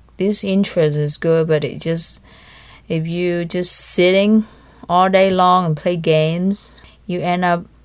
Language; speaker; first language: English; non-native, fluent; Vietnamese